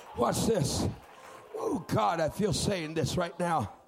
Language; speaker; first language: English; native; English